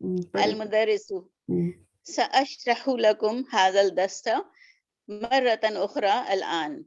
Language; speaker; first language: Arabic; non-native, learner; Urdu